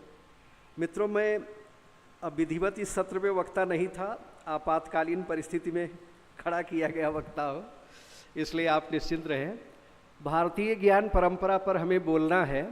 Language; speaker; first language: Hindi; native; Hindi